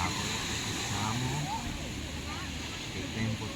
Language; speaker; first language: Italian; native; Italian